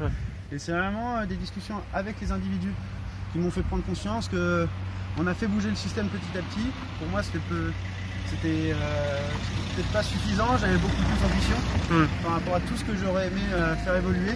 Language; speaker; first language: French; native; French